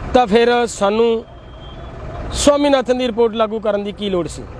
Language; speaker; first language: Hindi; non-native, local second language; Punjabi